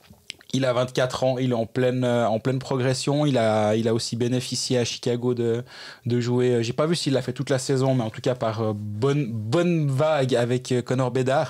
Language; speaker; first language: French; native; French